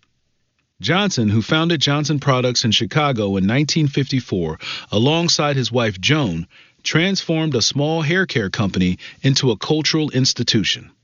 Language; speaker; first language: English; native; English